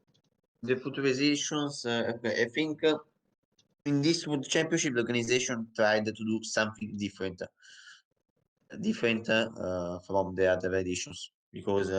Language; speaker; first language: English; non-native, learner; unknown